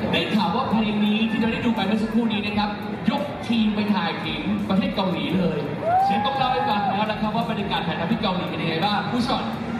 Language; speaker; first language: Thai; native; Thai